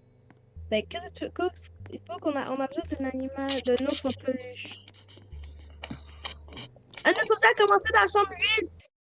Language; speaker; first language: French; native; French